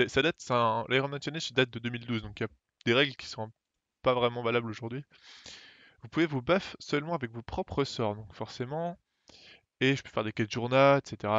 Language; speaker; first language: French; native; French